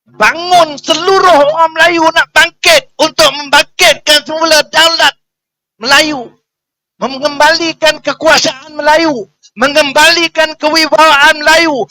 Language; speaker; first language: Malay; native; Malay